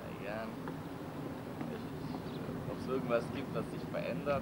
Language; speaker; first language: Hungarian; early bilingual, heritage; Hungarian